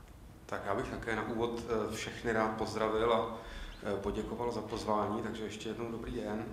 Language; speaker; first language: Czech; native; Czech